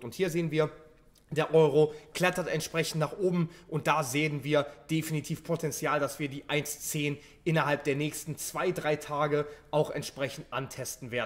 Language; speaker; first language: German; native; German